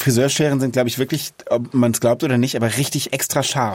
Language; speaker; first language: German; native; German